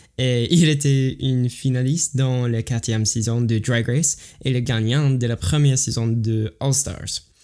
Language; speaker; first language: French; non-native, learner; English